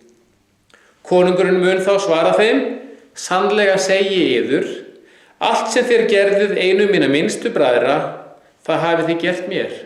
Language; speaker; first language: Icelandic; native; Icelandic